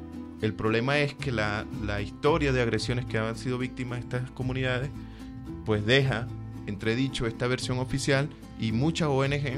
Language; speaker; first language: Spanish; native; Spanish